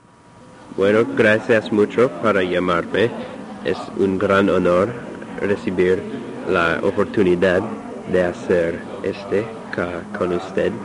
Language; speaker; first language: Spanish; non-native, learner; English